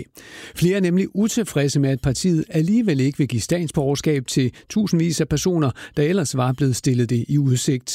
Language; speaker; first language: Danish; native; Danish